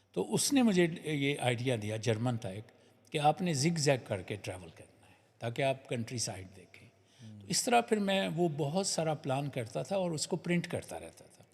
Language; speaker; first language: Urdu; non-native, local second language; Punjabi